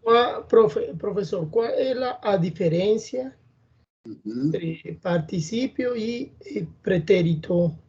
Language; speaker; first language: Portuguese; non-native, learner; Spanish